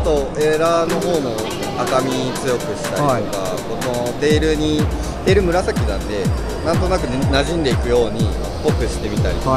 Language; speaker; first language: Japanese; native; Japanese